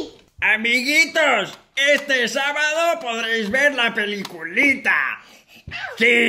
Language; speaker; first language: Spanish; native; Spanish